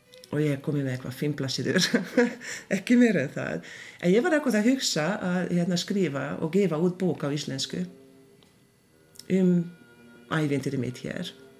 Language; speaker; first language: Icelandic; non-native, fluent; Hungarian